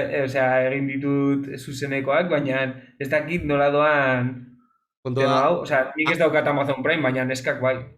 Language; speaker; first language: Basque; non-native, local second language; Spanish